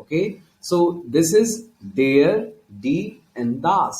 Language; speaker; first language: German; non-native, learner; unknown